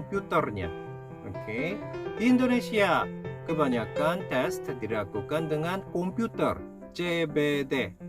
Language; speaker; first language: Indonesian; non-native, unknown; Korean